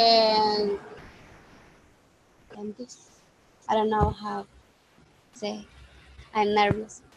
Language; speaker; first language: English; non-native, learner; Spanish